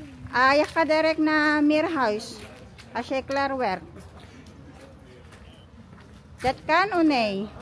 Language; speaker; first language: Dutch; non-native, learner; Filipino